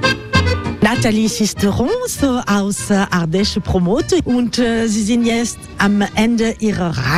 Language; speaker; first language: German; non-native, fluent; French